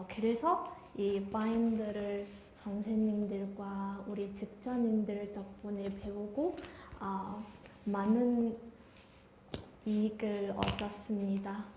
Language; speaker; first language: Korean; non-native, fluent; Mongolian